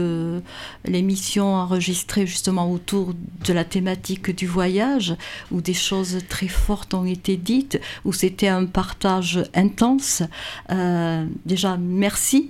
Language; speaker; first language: French; native; French